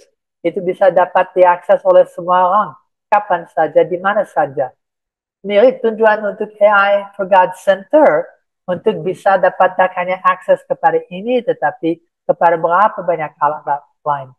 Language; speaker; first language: Indonesian; non-native, fluent; English